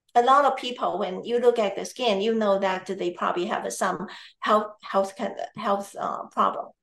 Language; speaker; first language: English; non-native, fluent; Chinese